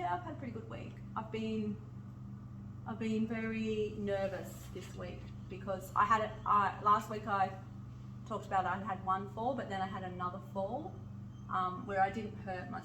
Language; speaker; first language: English; native; English